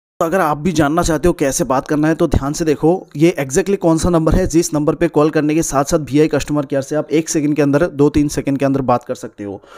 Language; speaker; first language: Hindi; native; Hindi